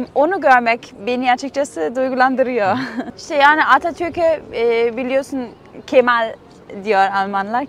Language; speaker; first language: Turkish; non-native, fluent; German